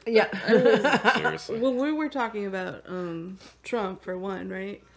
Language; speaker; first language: English; native; English